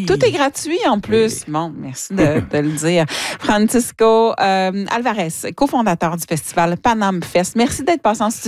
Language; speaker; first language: French; native; French